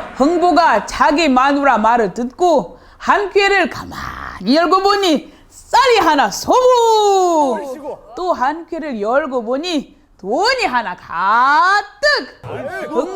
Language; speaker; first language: Korean; non-native, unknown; French